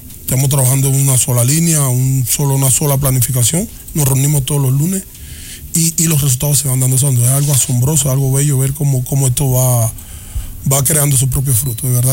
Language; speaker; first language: Spanish; native; Spanish